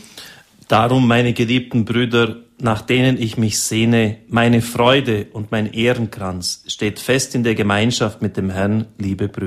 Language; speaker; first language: German; native; German